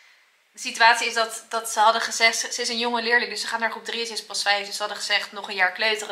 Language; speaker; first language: Dutch; native; Dutch